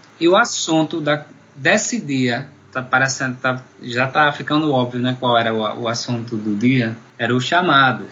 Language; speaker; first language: Portuguese; non-native, fluent; Dutch